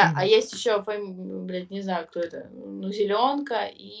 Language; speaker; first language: Russian; native; Russian